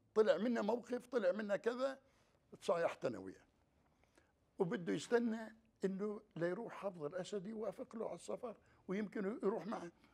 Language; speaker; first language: Arabic; native; Arabic